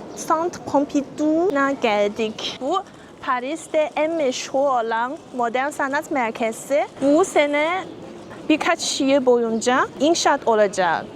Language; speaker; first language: Turkish; non-native, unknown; Chinese